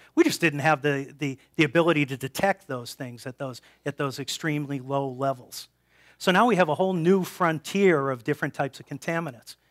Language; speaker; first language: English; native; English